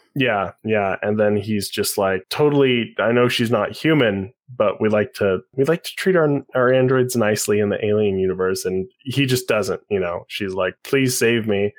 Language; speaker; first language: English; native; English